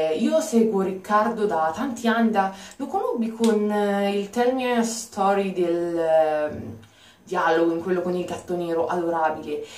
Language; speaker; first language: Italian; native; Italian